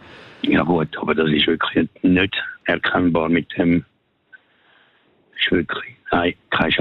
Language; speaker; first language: German; native; German